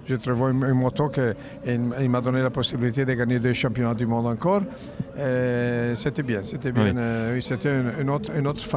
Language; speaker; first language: French; non-native, fluent; Italian